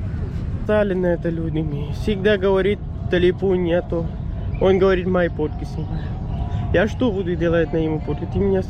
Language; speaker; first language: Russian; non-native, learner; Pashto